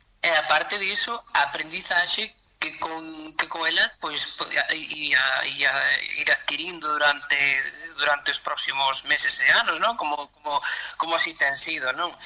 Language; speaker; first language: Galician; non-native, fluent; Kabuverdianu